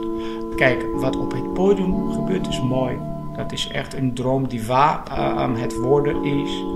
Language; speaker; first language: Dutch; non-native, fluent; Portuguese